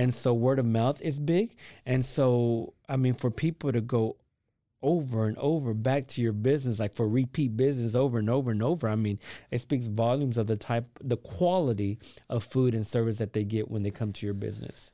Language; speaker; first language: English; early bilingual, other home language; Spanish